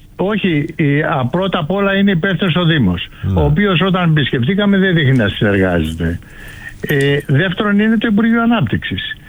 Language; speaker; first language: Greek; native; Greek